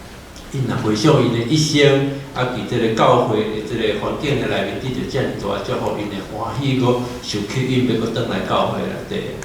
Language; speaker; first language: Chinese; native; Chinese